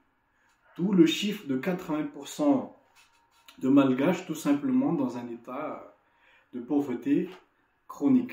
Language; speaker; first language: French; non-native, local second language; Malagasy